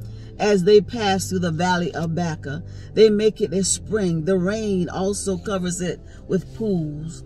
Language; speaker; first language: English; native; English